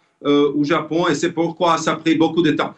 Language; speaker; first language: French; non-native, fluent; Slovak